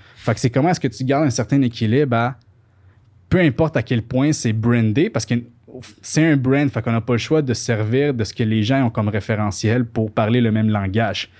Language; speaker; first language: French; early bilingual, other home language; Spanish